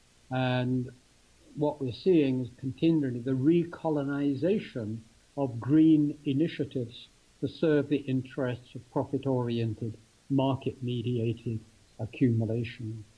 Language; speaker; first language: English; native; English